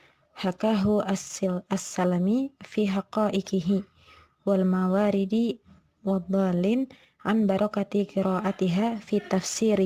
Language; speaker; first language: Arabic; non-native, learner; Indonesian